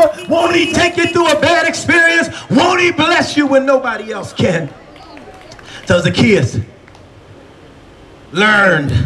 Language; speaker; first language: English; native; English